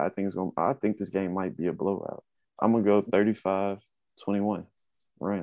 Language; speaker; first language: English; native; English